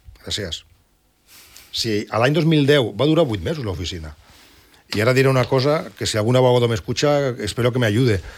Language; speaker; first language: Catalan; non-native, local second language; Spanish